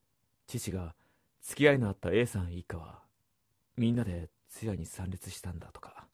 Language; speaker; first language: Japanese; native; Japanese